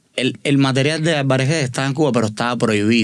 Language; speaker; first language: Spanish; native; Spanish